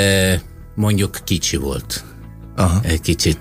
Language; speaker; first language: Hungarian; non-native, fluent; Italian